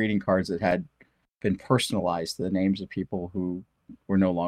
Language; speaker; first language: English; early bilingual, other home language; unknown